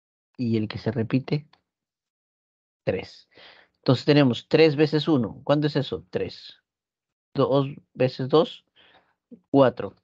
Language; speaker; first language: Spanish; native; Spanish